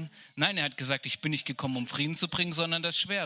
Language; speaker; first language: German; native; German